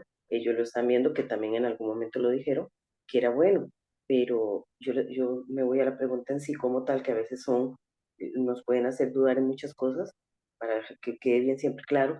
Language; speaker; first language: Spanish; native; Spanish